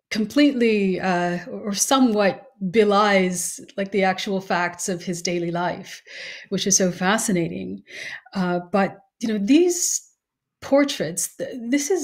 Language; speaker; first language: English; native; English